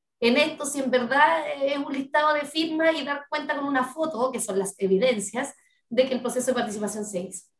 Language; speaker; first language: Spanish; native; Spanish